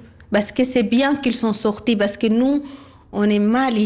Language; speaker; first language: French; non-native, learner; Arabic